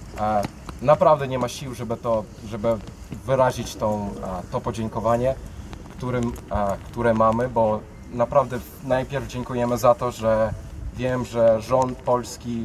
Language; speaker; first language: Polish; non-native, fluent; Ukrainian